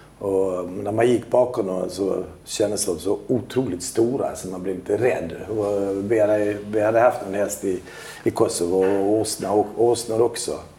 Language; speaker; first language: Swedish; early bilingual, other home language; Albanian